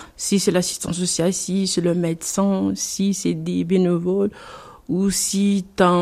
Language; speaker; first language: French; non-native, local second language; Comorian